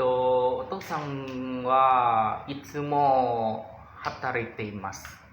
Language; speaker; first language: Japanese; non-native, learner; Indonesian